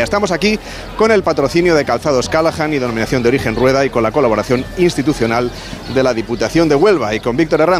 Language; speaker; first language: Spanish; native; Spanish